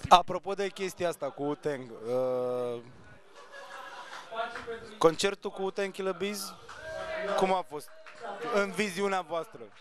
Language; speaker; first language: Romanian; native; Romanian